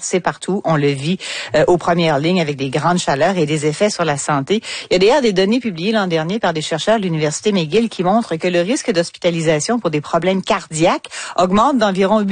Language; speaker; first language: French; native; French